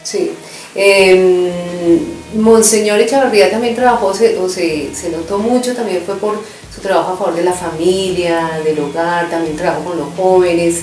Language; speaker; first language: Spanish; native; Spanish